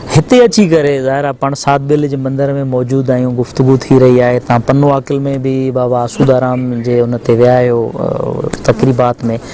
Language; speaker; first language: Sindhi; native; Sindhi